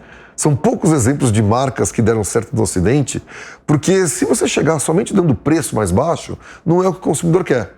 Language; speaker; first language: Portuguese; native; Portuguese